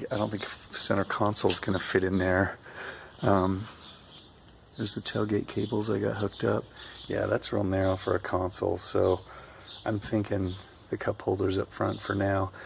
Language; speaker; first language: English; native; English